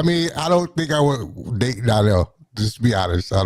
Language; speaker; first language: English; native; English